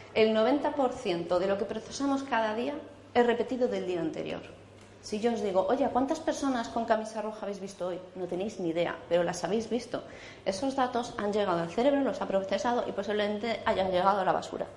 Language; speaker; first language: Spanish; native; Spanish